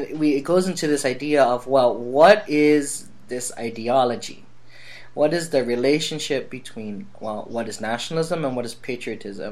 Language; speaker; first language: English; native; English